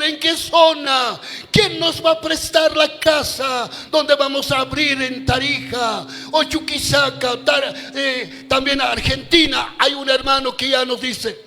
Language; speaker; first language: Spanish; native; Spanish